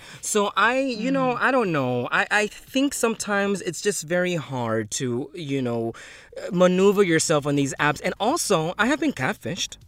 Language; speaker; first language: English; early bilingual, other home language; Spanish